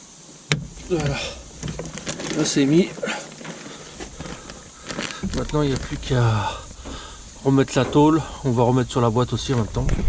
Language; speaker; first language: French; native; French